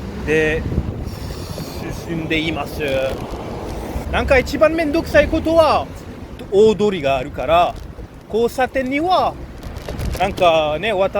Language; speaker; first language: Japanese; non-native, learner; French